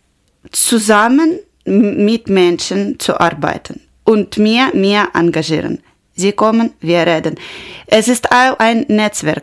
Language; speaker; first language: German; non-native, learner; Ukrainian